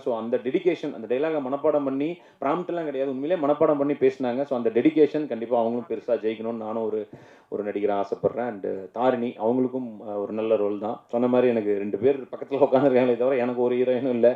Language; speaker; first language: Tamil; native; Tamil